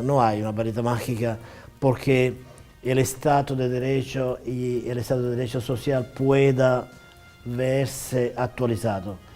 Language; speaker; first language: Spanish; non-native, fluent; Italian